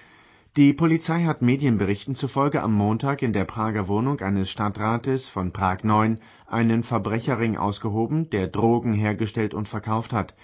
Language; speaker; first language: German; native; German